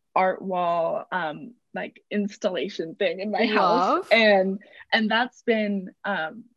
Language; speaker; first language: English; native; English